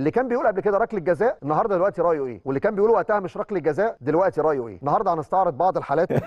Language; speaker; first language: Arabic; native; Arabic